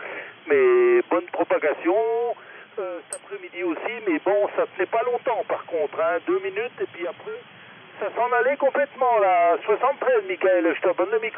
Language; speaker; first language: French; native; French